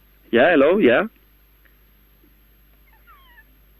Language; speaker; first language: English; non-native, learner; French